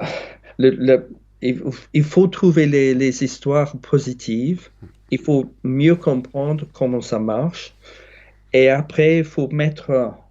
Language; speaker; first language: French; non-native, fluent; English